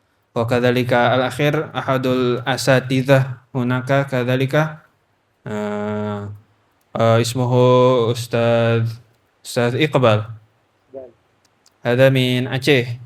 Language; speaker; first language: Arabic; non-native, learner; Indonesian